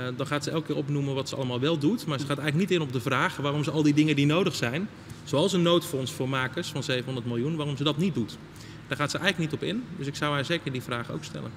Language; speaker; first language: Dutch; native; Dutch